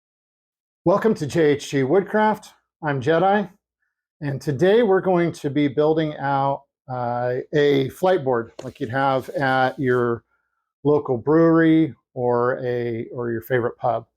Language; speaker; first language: English; native; English